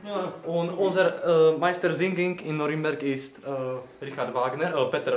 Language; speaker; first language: German; non-native, learner; Slovak